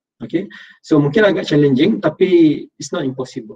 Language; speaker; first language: English; non-native, local second language; Malay